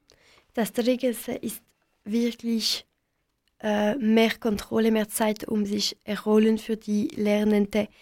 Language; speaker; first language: German; non-native, local second language; French